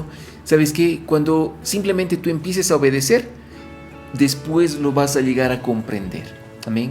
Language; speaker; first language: Spanish; native; Spanish